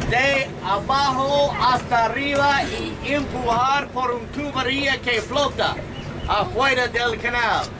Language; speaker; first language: Spanish; non-native, learner; English